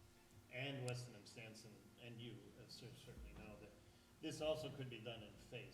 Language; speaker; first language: English; native; English